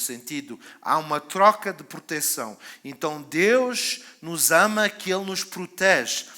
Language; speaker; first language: Portuguese; native; Portuguese